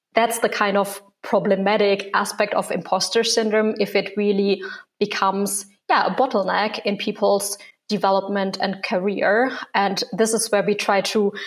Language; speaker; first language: English; non-native, fluent; German